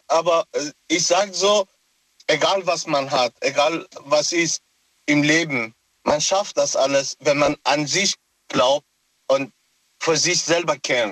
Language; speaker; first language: German; non-native, local second language; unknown